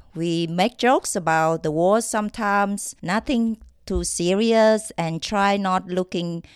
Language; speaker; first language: English; non-native, fluent; Vietnamese